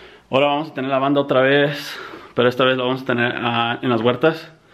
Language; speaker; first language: Spanish; early bilingual, heritage; Spanish